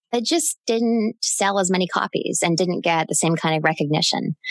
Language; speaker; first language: English; native; English